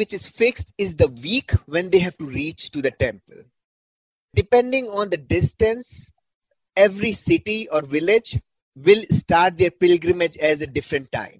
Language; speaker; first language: English; non-native, local second language; Hindi